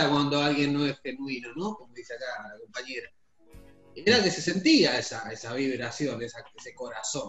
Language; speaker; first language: Spanish; native; Spanish